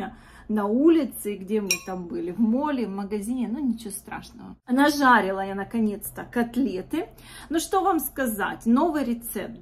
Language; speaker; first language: Russian; native; Russian